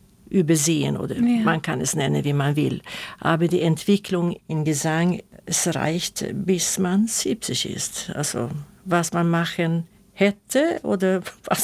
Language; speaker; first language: German; non-native, fluent; Swedish